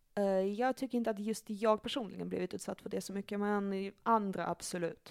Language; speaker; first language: Swedish; early bilingual, other home language; Russian